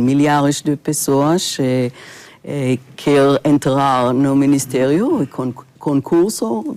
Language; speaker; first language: Portuguese; non-native, fluent; Hebrew